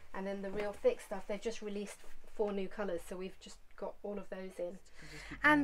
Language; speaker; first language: English; native; English